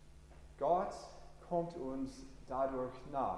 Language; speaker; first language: German; non-native, fluent; English